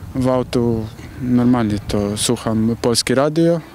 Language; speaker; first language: Polish; non-native, learner; Slovenian